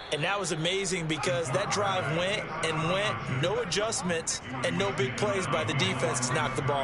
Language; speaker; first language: English; native; English